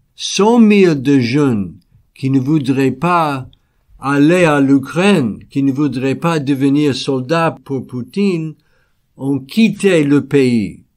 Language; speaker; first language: French; non-native, fluent; English